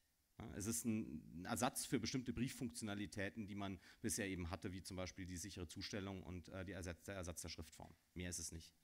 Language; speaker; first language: German; native; German